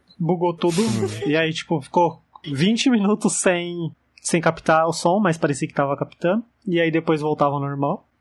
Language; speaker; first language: Portuguese; native; Portuguese